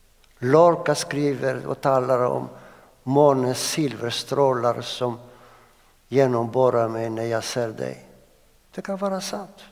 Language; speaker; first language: Swedish; non-native, fluent; Greek